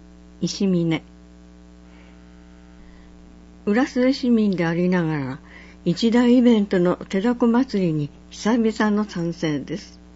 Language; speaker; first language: Japanese; native; Japanese